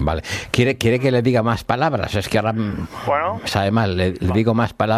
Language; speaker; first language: Spanish; native; Spanish